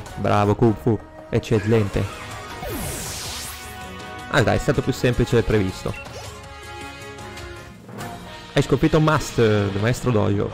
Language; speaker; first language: Italian; native; Italian